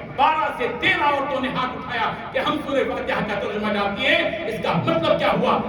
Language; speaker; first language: Urdu; native; Urdu